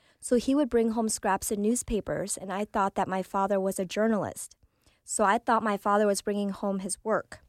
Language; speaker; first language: English; early bilingual, other home language; Vietnamese